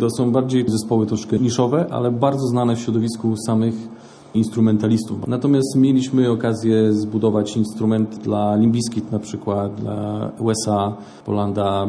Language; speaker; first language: Polish; native; Polish